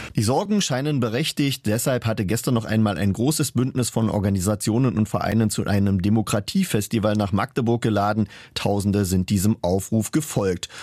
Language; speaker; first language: German; native; German